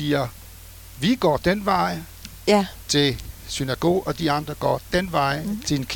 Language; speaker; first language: Danish; non-native, fluent; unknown